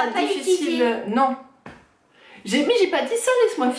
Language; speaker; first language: French; native; French